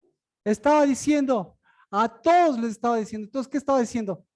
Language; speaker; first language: Spanish; native; Spanish